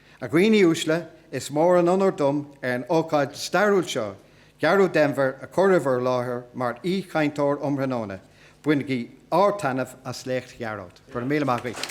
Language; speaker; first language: Irish; non-native, local second language; English